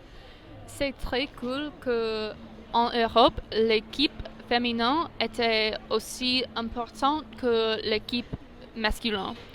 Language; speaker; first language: French; non-native, learner; English